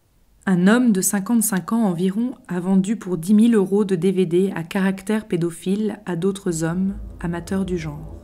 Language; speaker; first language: French; native; French